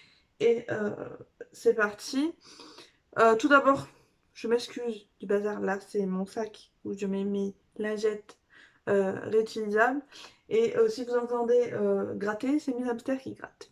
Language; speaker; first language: French; native; French